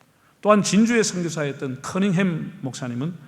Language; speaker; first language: Korean; native; Korean